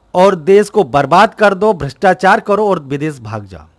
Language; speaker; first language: Hindi; native; Hindi